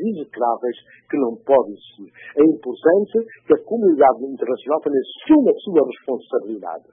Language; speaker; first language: Portuguese; non-native, local second language; Upper Guinea Crioulo